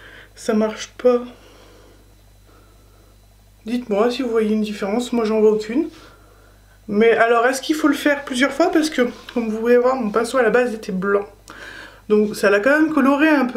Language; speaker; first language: French; native; French